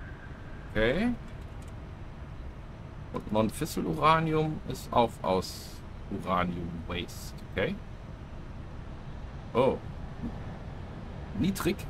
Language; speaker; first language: German; native; German